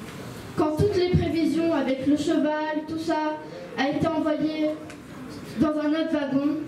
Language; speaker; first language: French; early bilingual, other home language; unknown